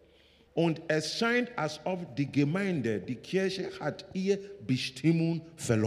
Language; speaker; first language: German; non-native, learner; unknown